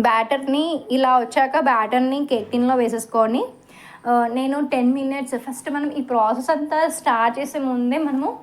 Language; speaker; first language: Telugu; native; Telugu